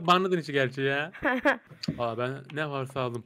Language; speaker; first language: Turkish; native; Turkish